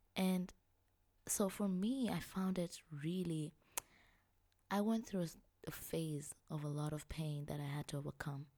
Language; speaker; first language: English; non-native, local second language; Swahili